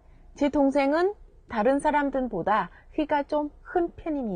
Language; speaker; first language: Korean; non-native, fluent; Vietnamese